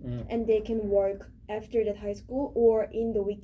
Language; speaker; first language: English; non-native, learner; Korean